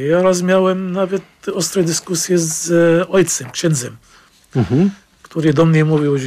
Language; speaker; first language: Polish; non-native, fluent; Arabic